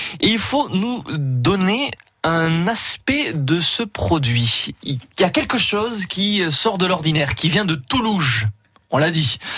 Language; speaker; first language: French; native; French